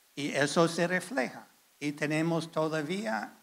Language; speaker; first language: Spanish; non-native, fluent; English